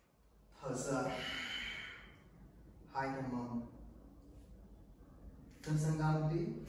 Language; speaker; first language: Vietnamese; non-native, learner; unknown